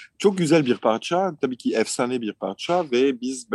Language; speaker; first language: Turkish; non-native, fluent; French